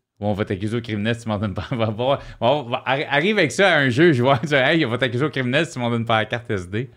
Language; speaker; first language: French; native; French